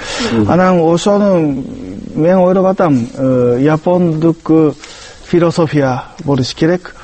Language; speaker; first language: Kyrgyz; non-native, fluent; Japanese